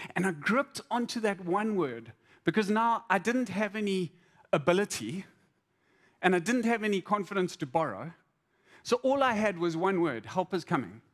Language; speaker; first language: English; native; English